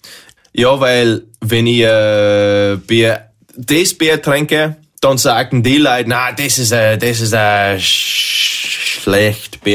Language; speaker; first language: German; non-native, fluent; English